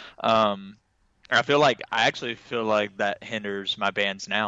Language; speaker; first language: English; native; English